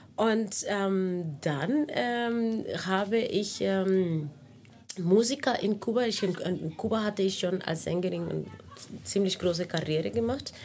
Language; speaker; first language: German; non-native, fluent; Spanish